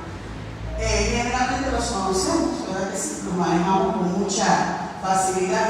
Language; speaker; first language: Spanish; native; Spanish